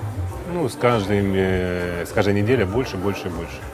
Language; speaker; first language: Russian; native; Russian